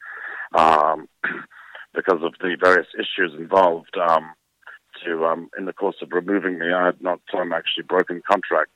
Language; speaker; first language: English; native; English